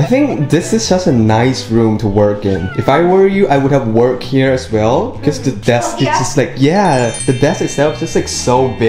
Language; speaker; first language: English; non-native, fluent; Thai